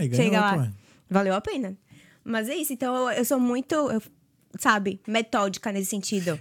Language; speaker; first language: Portuguese; native; Portuguese